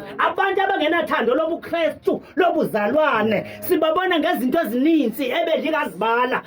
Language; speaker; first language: Zulu; non-native, local second language; Xhosa